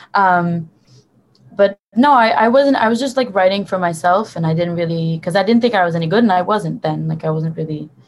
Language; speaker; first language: English; early bilingual, other home language; Hebrew